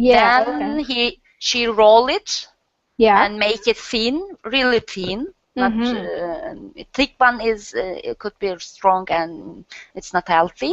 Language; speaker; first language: English; non-native, learner; Turkish